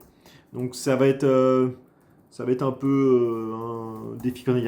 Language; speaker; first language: French; native; French